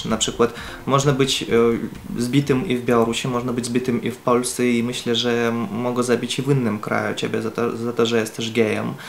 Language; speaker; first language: Polish; non-native, fluent; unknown